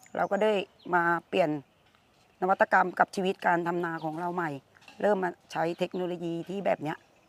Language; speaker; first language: Thai; native; Thai